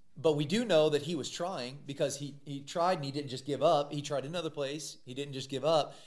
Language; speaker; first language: English; native; English